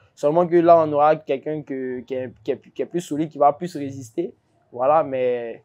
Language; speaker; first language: French; native; French